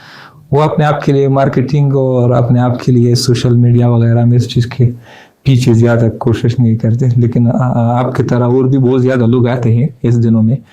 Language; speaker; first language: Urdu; non-native, learner; Pashto